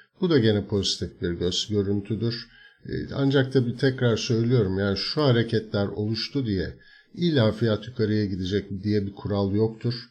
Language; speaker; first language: Turkish; native; Turkish